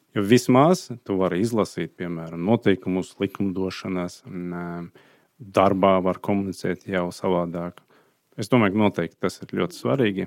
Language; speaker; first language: Latvian; non-native, fluent; Azerbaijani